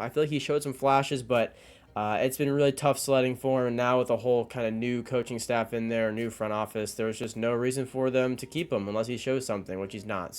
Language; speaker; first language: English; native; English